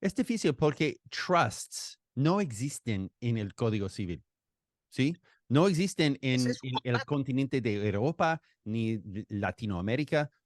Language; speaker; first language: Spanish; non-native, fluent; English